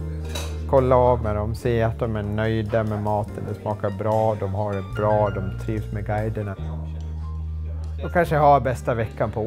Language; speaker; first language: Swedish; native; Swedish